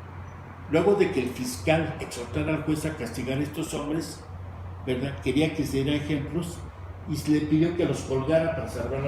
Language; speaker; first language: Spanish; native; Spanish